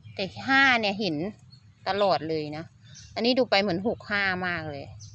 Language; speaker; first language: Thai; native; Thai